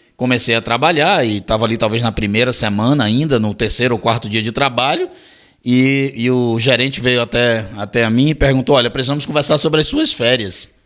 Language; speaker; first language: Portuguese; native; Portuguese